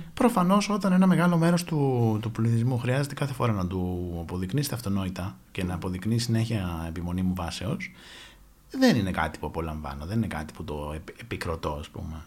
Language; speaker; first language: Greek; native; Greek